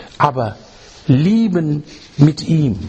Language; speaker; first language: German; non-native, learner; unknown